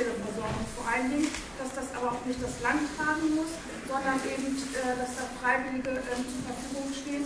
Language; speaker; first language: German; early bilingual, other home language; Turkish